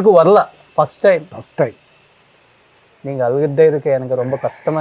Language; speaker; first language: Tamil; non-native, learner; Telugu